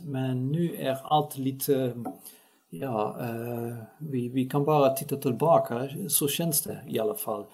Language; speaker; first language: Swedish; non-native, fluent; Dutch